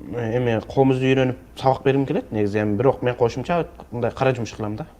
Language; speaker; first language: Kyrgyz; early bilingual, heritage; Kyrgyz